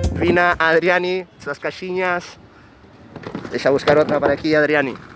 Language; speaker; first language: Portuguese; non-native, fluent; Spanish